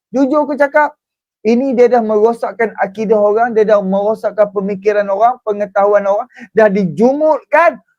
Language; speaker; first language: Malay; native; Malay